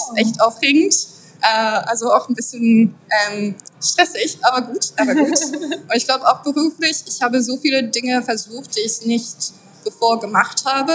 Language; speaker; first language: German; non-native, fluent; French